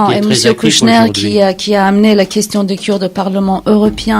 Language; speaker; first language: French; non-native, fluent; Kurdish